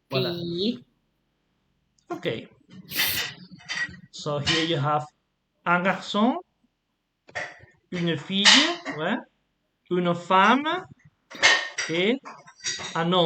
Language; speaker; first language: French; non-native, fluent; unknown